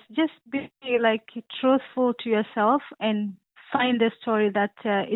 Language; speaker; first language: English; non-native, local second language; Swahili